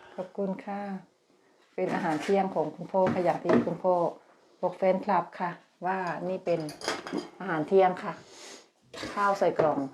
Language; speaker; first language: Thai; native; Thai